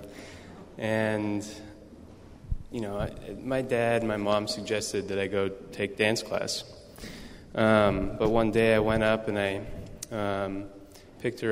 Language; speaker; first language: English; native; English